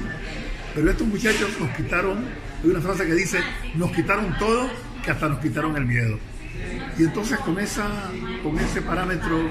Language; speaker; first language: Spanish; native; Spanish